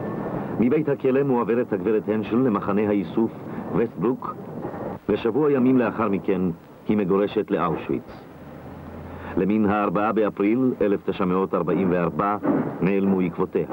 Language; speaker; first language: Hebrew; native; Hebrew